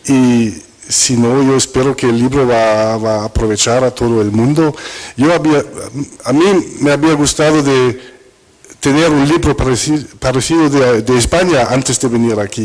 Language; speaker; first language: Spanish; non-native, fluent; German